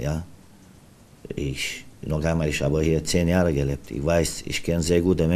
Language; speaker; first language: German; non-native, learner; Romanian